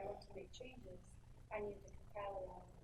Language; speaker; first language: English; native; English